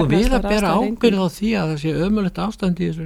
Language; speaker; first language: Icelandic; native; Icelandic